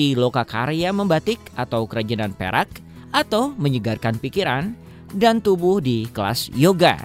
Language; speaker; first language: Indonesian; native; Indonesian